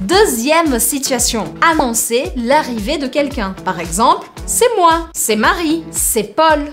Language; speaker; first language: French; non-native, fluent; Portuguese